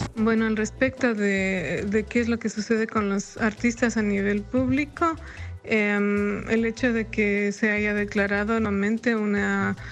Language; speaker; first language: Spanish; native; Spanish